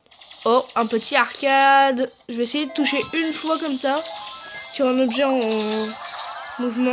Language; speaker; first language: French; native; French